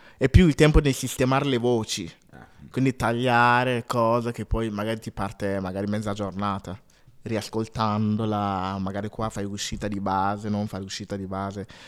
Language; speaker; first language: Italian; early bilingual, other home language; Akan